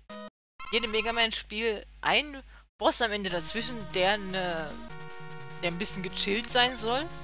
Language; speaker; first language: German; native; German